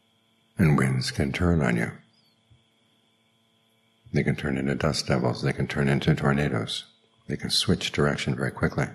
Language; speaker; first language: English; native; English